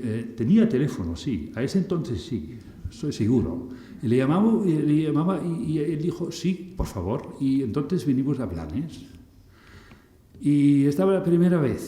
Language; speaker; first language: Spanish; non-native, fluent; German